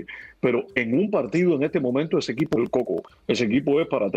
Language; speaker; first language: Spanish; native; Spanish